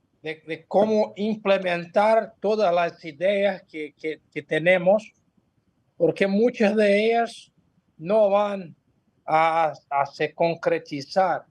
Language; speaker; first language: Spanish; non-native, fluent; Portuguese